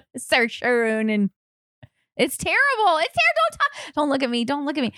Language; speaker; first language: English; native; English